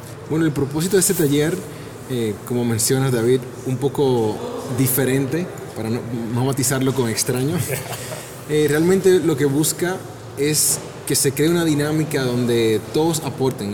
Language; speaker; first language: Spanish; native; Spanish